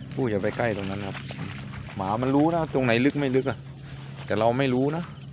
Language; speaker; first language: Thai; native; Thai